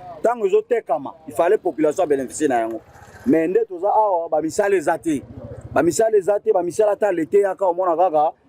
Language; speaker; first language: Lingala; native; Lingala